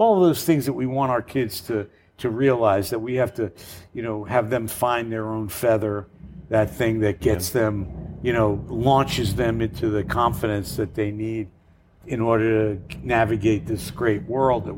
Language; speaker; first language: English; native; English